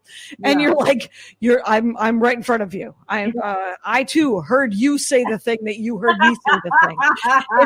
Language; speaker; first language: English; native; English